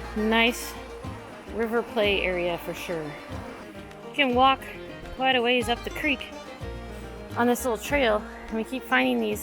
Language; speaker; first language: English; native; English